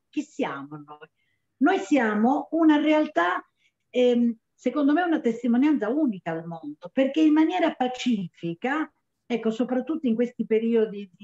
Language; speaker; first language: Italian; native; Italian